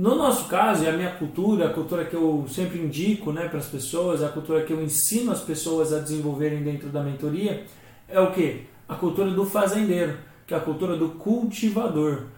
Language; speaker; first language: Portuguese; native; Portuguese